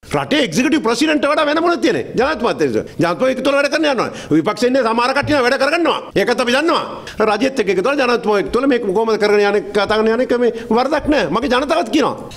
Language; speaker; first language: Sinhala; non-native, local second language; Tamil